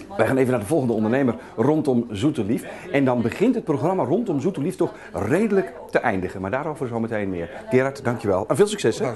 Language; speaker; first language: Dutch; native; Dutch